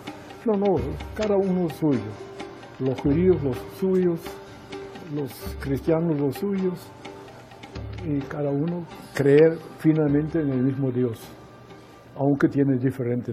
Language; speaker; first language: Spanish; non-native, fluent; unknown